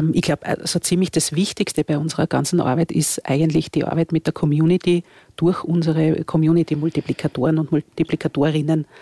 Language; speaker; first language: German; native; German